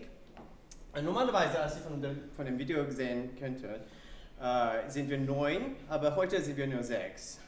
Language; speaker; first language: German; non-native, learner; English